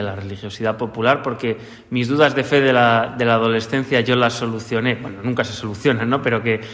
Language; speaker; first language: Spanish; native; Spanish